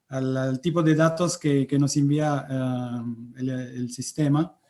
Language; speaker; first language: Spanish; non-native, fluent; Italian